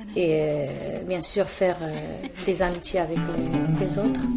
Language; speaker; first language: French; non-native, local second language; Arabic